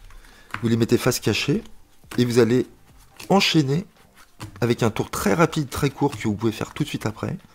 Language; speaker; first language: French; native; French